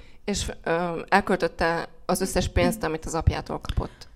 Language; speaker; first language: Hungarian; native; Hungarian